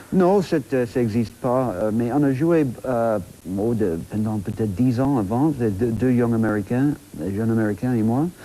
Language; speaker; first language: French; non-native, fluent; English